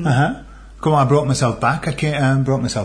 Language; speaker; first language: Spanish; non-native, fluent; English